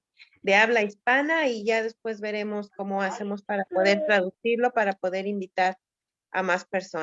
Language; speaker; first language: Spanish; native; Spanish